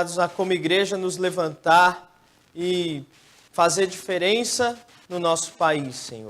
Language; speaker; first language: Portuguese; native; Portuguese